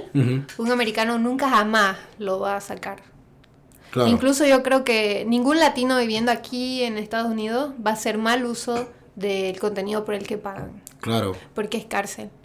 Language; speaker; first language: Spanish; native; Spanish